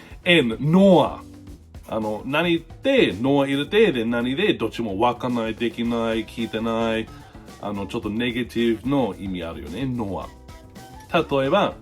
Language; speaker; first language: Japanese; non-native, fluent; English